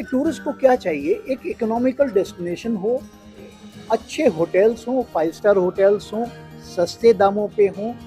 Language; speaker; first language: Hindi; native; Hindi